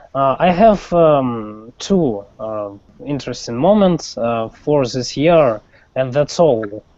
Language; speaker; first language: English; non-native, learner; Russian